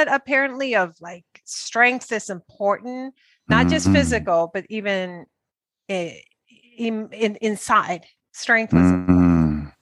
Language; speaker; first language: English; non-native, fluent; Spanish